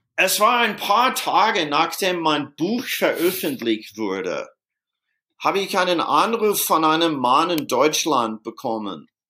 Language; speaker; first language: German; non-native, fluent; English